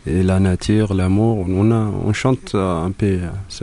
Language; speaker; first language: French; non-native, local second language; Tamasheq